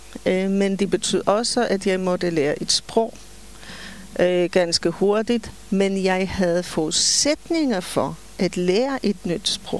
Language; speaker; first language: Danish; non-native, fluent; Polish